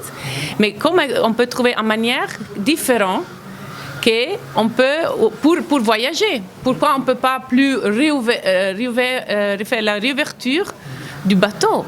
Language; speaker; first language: French; non-native, fluent; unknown